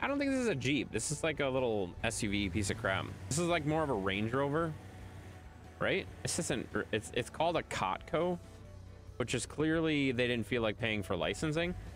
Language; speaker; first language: English; native; English